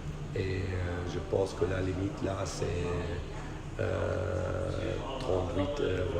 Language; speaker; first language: French; non-native, fluent; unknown